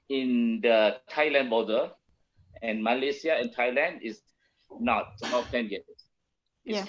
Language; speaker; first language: English; non-native, learner; Malay